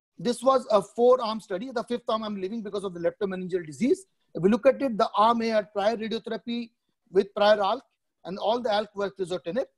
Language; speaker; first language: English; non-native, local second language; Odia